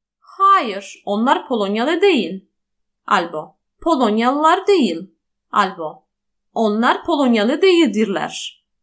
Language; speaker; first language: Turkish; non-native, fluent; Polish